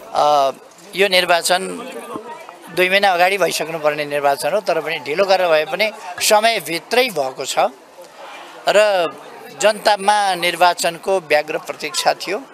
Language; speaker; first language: Nepali; native; Nepali